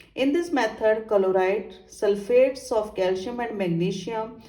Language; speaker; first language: English; non-native, local second language; Punjabi